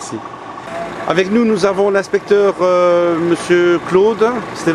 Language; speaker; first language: French; native; French